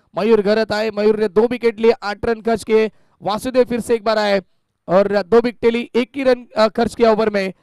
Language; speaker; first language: Hindi; non-native, local second language; Marathi